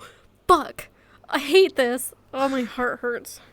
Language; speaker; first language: English; native; English